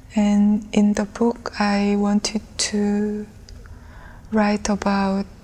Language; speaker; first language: English; non-native, fluent; Korean